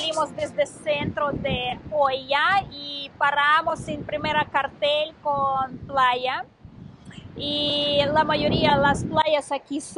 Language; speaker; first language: Spanish; non-native, learner; Russian